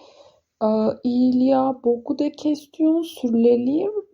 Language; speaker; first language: French; non-native, learner; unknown